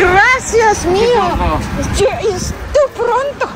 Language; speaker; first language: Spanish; non-native, learner; Cebuano